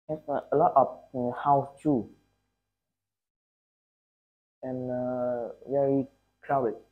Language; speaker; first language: English; non-native, learner; Vietnamese